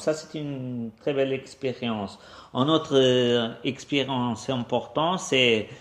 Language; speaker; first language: French; non-native, fluent; Portuguese